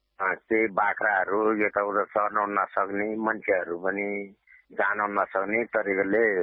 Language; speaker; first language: Nepali; non-native, local second language; Gurung